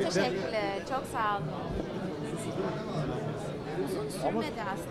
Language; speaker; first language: Turkish; early bilingual, heritage; German